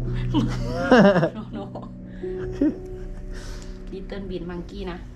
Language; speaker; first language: English; non-native, learner; Thai